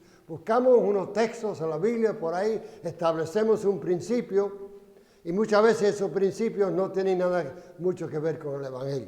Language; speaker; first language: Spanish; non-native, fluent; English